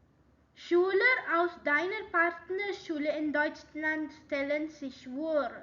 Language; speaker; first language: German; non-native, learner; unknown